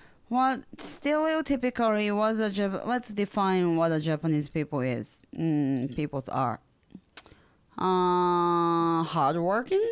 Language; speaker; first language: English; non-native, learner; Japanese